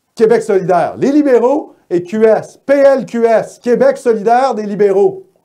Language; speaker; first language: French; native; French